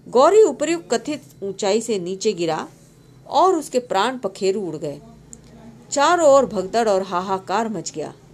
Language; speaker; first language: Hindi; non-native, local second language; Marathi